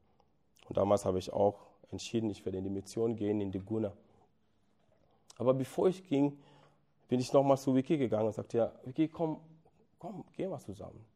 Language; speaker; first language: German; non-native, fluent; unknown